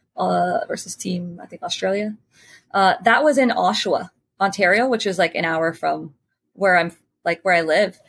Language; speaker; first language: English; non-native, fluent; French